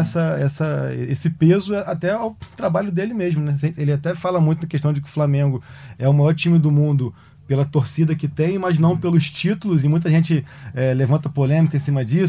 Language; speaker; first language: Portuguese; native; Portuguese